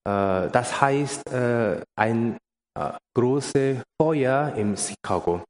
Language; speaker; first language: German; non-native, learner; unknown